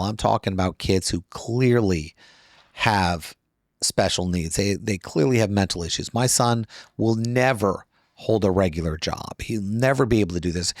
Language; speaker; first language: English; native; English